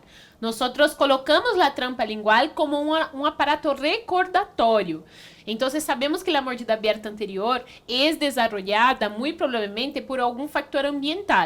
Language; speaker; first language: Spanish; non-native, fluent; Portuguese